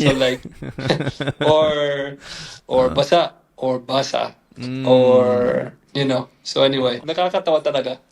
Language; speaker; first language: Filipino; non-native, fluent; English